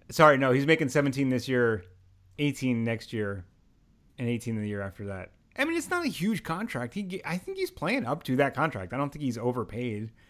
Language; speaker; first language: English; native; English